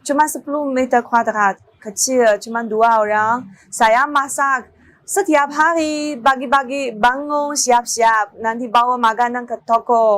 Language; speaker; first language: Indonesian; non-native, learner; Chinese